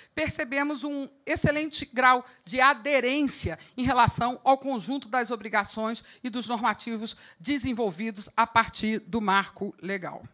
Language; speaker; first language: Portuguese; native; Portuguese